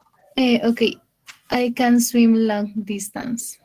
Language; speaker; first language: English; non-native, learner; Spanish